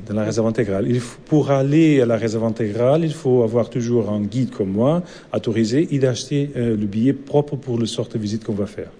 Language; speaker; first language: French; non-native, fluent; Portuguese